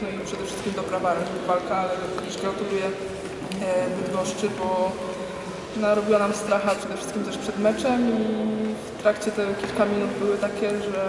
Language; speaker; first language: Polish; native; Polish